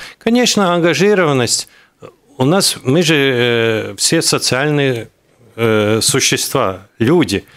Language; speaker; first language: Russian; non-native, local second language; Latvian